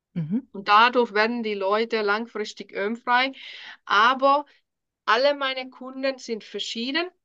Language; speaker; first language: German; non-native, fluent; Finnish